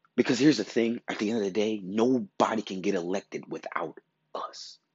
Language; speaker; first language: English; native; English